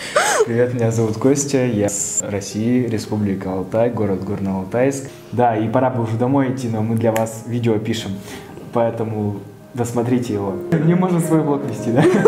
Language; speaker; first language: Russian; native; Russian